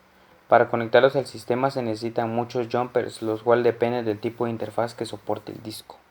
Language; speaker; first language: Spanish; native; Spanish